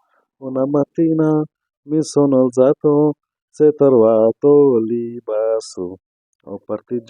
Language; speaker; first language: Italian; non-native, learner; Urdu